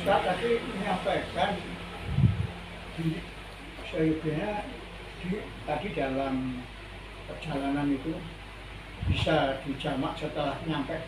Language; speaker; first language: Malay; non-native, local second language; Javanese